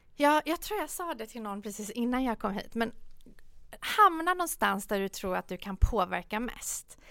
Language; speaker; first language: Swedish; early bilingual, other home language; Persian